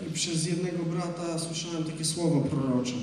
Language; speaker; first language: Polish; non-native, learner; Russian